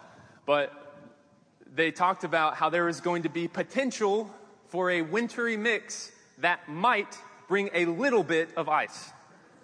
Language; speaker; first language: English; native; English